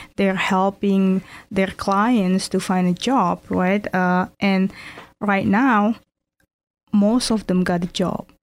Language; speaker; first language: English; non-native, fluent; Indonesian